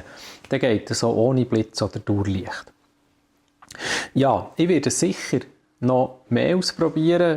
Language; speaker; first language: German; native; German